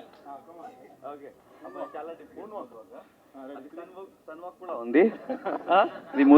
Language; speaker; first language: Telugu; non-native, learner; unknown